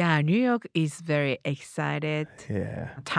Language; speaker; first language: English; non-native, learner; Japanese